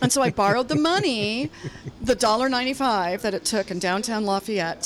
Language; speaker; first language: English; native; English